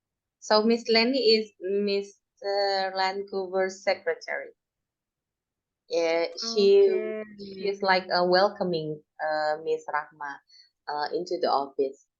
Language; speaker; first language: English; non-native, fluent; Indonesian